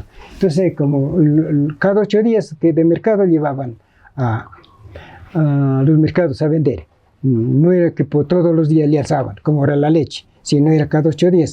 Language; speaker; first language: Spanish; native; Spanish